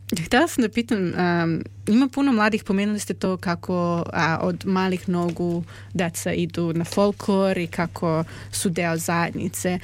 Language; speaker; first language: Croatian; native; Croatian